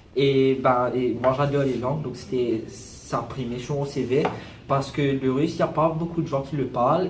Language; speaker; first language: French; non-native, local second language; Morisyen